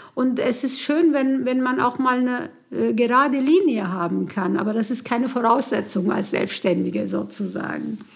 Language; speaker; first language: German; non-native, fluent; Kurdish